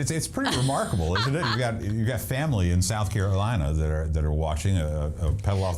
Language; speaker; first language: English; native; English